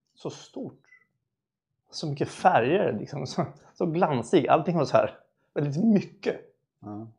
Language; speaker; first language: Swedish; early bilingual, other home language; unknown